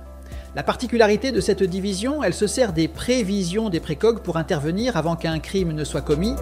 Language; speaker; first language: French; native; French